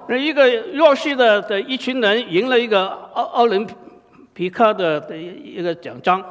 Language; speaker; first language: Chinese; native; Chinese